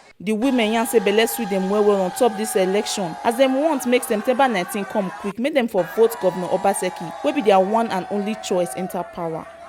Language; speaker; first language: Nigerian Pidgin; native; Nigerian Pidgin